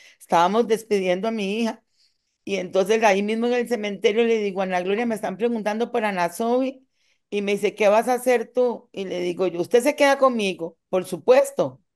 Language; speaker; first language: Spanish; native; Spanish